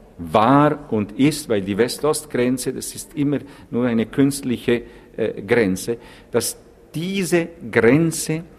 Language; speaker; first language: German; non-native, local second language; Italian